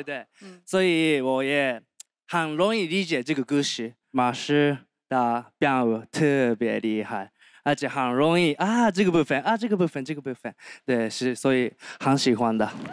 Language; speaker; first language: Chinese; non-native, learner; Japanese